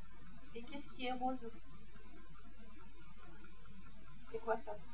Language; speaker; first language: French; native; French